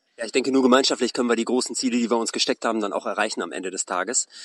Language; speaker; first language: German; native; German